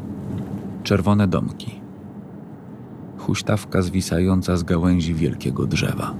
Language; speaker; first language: Polish; native; Polish